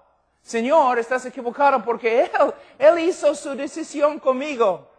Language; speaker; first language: Spanish; non-native, fluent; English